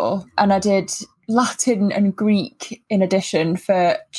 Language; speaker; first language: English; native; English